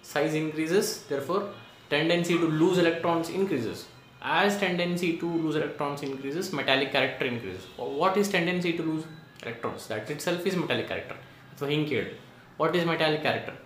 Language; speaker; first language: English; non-native, local second language; Kannada